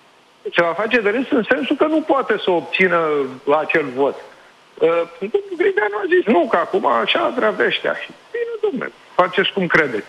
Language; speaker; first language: Romanian; native; Romanian